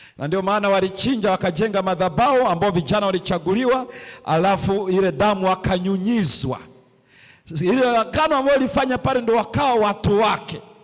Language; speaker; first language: Swahili; native; Swahili